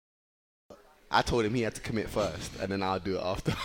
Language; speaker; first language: English; native; English